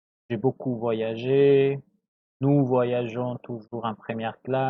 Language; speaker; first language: French; non-native, fluent; Spanish